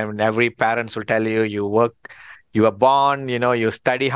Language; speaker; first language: English; non-native, local second language; Tamil